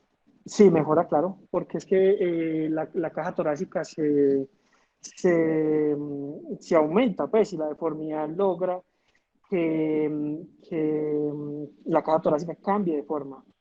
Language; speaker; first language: Spanish; native; Spanish